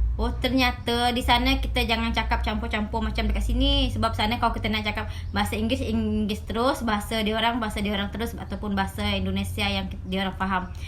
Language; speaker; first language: Malay; early bilingual, other home language; Indonesian